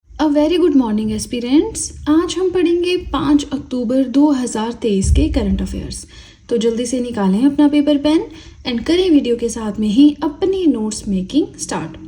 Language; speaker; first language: Hindi; native; Hindi